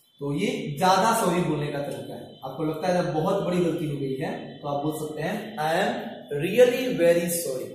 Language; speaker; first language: Hindi; native; Hindi